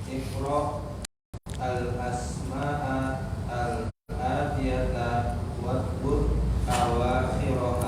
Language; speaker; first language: Arabic; non-native, learner; Indonesian